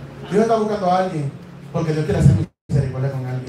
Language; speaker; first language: Spanish; native; Spanish